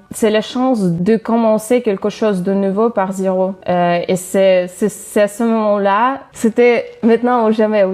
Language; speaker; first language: French; non-native, fluent; Russian